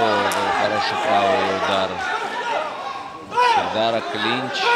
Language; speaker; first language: Russian; native; Russian